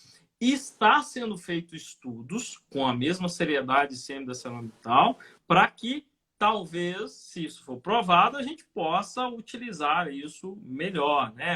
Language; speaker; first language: Portuguese; native; Portuguese